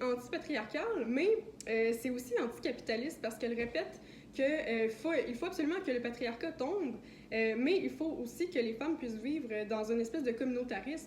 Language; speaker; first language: French; native; French